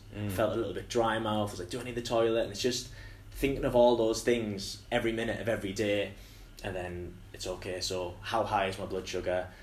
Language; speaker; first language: English; native; English